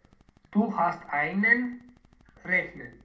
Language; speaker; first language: German; non-native, learner; Romanian